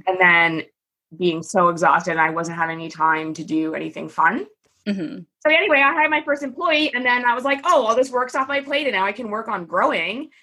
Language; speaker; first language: English; native; English